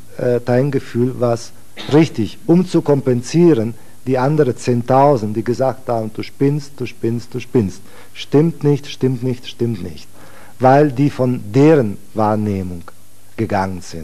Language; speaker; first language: German; non-native, fluent; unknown